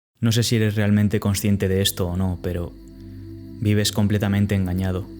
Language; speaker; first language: Spanish; native; Spanish